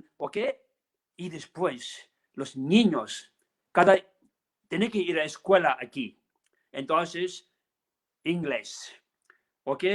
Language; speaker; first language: Spanish; non-native, learner; Tibetan